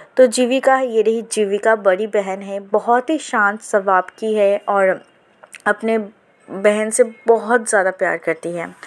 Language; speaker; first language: Hindi; non-native, local second language; Bangla